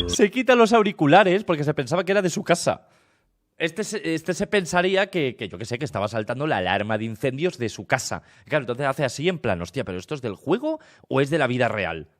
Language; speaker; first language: Spanish; native; Spanish